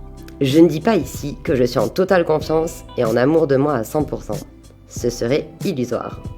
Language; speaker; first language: French; native; French